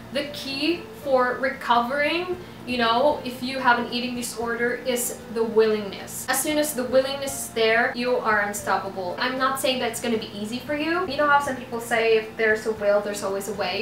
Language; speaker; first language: English; non-native, local second language; Filipino